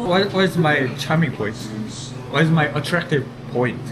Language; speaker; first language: English; non-native, learner; Korean